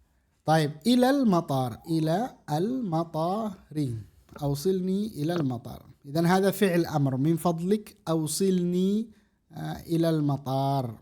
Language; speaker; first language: Arabic; non-native, fluent; Indonesian